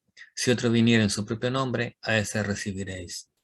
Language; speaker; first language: Spanish; native; Spanish